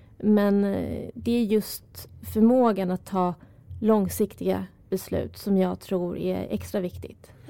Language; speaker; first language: Swedish; early bilingual, other home language; Persian